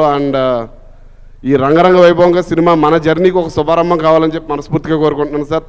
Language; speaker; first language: Telugu; native; Telugu